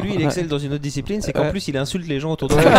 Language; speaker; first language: French; native; French